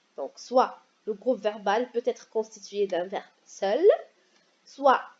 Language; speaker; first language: French; non-native, local second language; Arabic